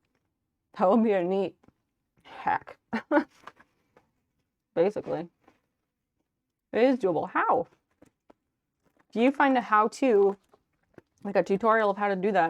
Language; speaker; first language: English; native; English